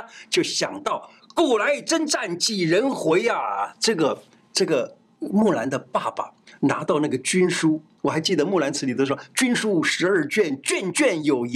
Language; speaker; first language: Chinese; native; Chinese